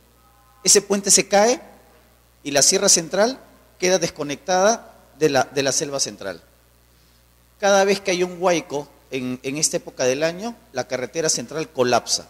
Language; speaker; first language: Spanish; native; Spanish